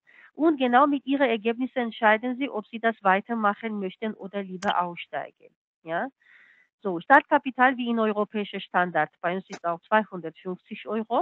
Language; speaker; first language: German; non-native, fluent; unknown